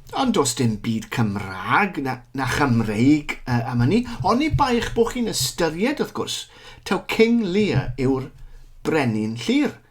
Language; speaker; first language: Welsh; native; Welsh